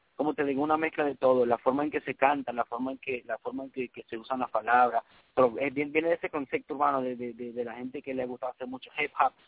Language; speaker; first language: Spanish; early bilingual, heritage; Spanish